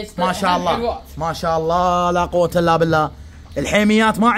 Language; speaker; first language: Arabic; native; Arabic